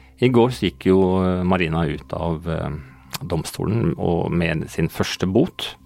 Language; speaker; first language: Norwegian; native; Norwegian